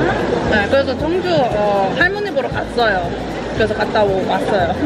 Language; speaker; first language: Korean; early bilingual, heritage; Korean